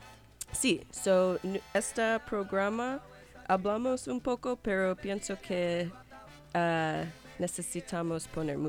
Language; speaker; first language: Spanish; non-native, learner; English